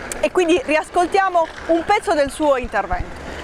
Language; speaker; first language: Italian; native; Italian